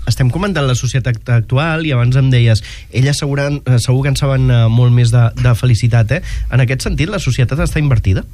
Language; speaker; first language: Catalan; native; Catalan